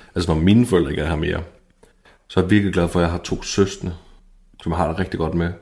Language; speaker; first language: Danish; native; Danish